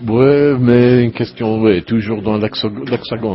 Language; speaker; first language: French; non-native, learner; English